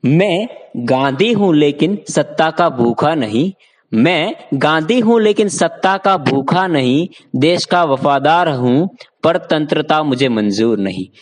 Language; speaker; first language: Hindi; non-native, local second language; Gujarati